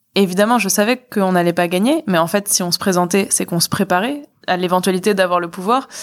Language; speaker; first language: French; native; French